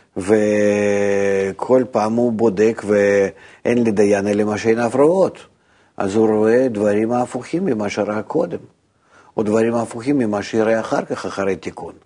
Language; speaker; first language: Hebrew; non-native, fluent; Russian